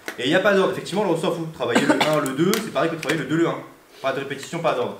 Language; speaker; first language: French; native; French